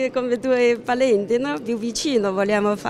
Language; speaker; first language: Italian; non-native, learner; Chinese